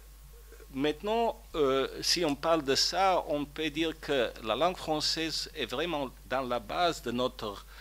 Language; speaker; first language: French; non-native, fluent; Croatian